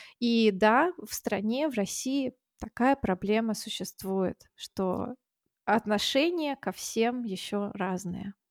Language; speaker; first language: Russian; native; Russian